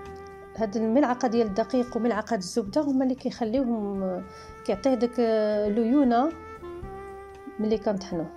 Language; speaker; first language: Arabic; native; Arabic